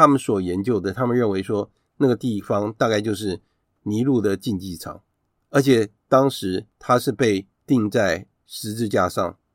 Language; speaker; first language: Chinese; native; Chinese